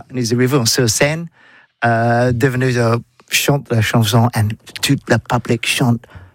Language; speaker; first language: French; non-native, learner; English